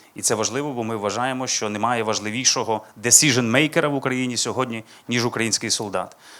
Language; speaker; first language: Ukrainian; native; Ukrainian